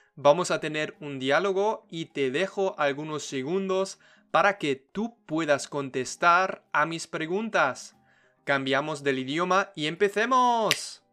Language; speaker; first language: Spanish; non-native, fluent; German